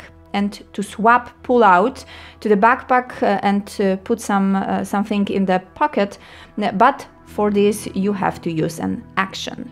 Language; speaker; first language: English; non-native, fluent; Polish